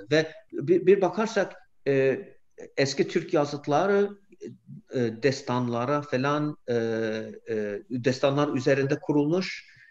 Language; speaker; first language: Turkish; non-native, fluent; English